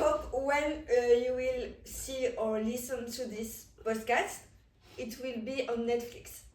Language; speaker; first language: English; non-native, fluent; French